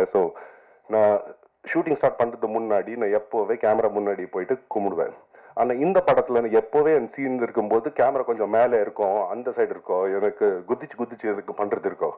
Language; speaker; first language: Tamil; non-native, local second language; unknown